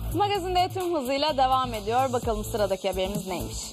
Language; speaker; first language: Turkish; non-native, fluent; Portuguese